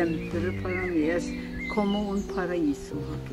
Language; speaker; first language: Spanish; non-native, learner; Norwegian